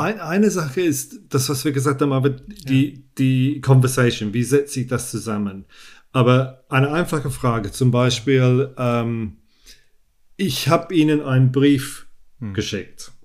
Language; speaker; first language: German; non-native, fluent; English